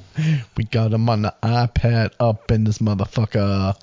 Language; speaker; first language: English; native; English